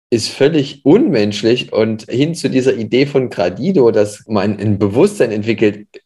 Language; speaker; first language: German; native; German